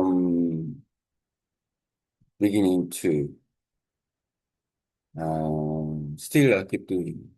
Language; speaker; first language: English; non-native, learner; Korean